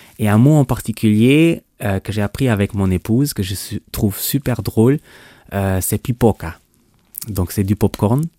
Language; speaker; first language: French; non-native, local second language; Luxembourgish